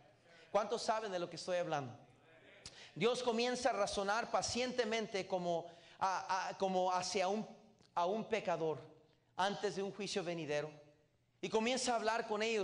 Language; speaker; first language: Spanish; native; Spanish